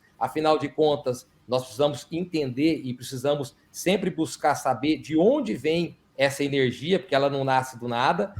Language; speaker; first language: Portuguese; native; Portuguese